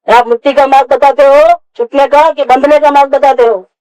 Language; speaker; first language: Hindi; non-native, local second language; Gujarati